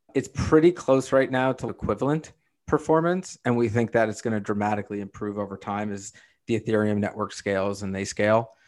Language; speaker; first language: English; native; English